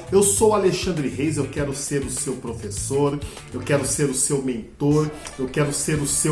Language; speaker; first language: Portuguese; native; Portuguese